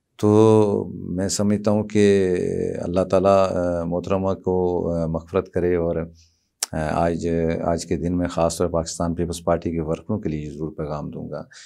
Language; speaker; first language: Urdu; non-native, local second language; Punjabi